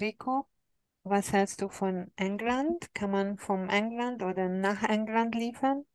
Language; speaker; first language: German; non-native, fluent; Hungarian